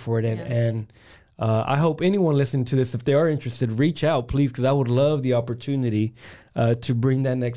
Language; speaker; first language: English; early bilingual, other home language; Spanish